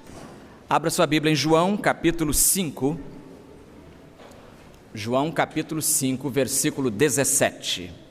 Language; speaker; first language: Portuguese; native; Portuguese